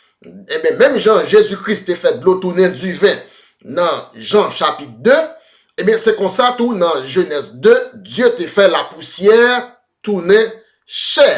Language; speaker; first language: French; non-native, local second language; Haitian Creole